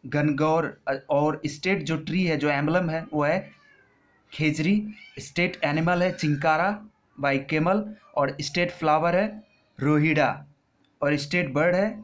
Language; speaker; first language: Hindi; non-native, local second language; Bangla